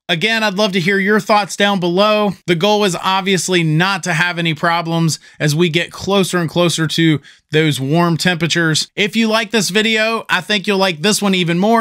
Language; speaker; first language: English; native; English